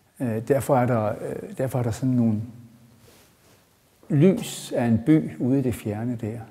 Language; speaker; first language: Danish; native; Danish